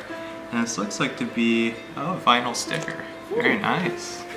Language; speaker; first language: English; native; English